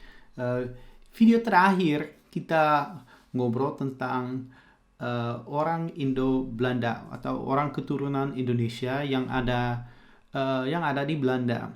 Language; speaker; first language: Indonesian; early bilingual, heritage; Dutch